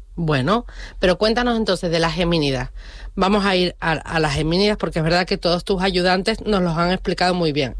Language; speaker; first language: Spanish; native; Spanish